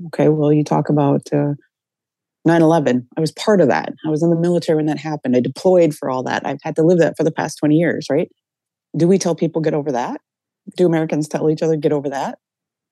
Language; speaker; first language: English; native; English